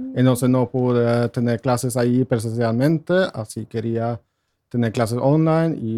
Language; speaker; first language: Spanish; non-native, fluent; Norwegian